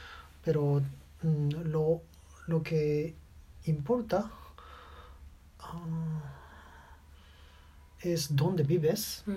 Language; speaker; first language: Spanish; non-native, learner; Japanese